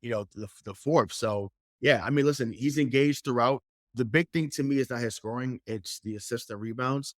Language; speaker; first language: English; native; English